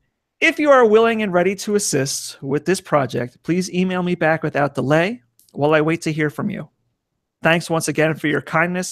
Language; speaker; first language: English; native; English